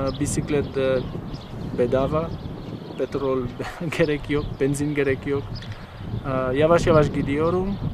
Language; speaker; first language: Turkish; non-native, learner; French